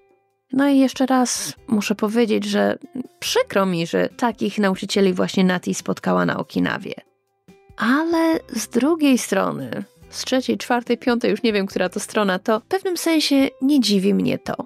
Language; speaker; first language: Polish; native; Polish